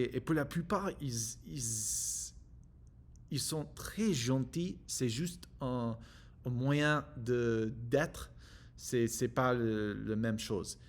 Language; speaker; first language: French; non-native, learner; English